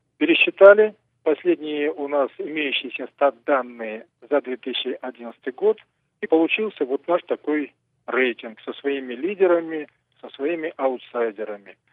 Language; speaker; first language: Russian; native; Russian